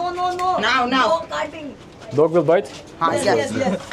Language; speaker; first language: English; non-native, learner; Hindi